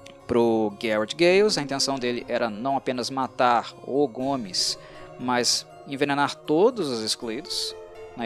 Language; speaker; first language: Portuguese; native; Portuguese